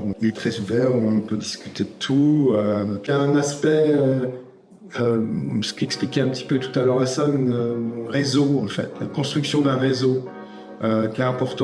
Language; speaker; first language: French; native; French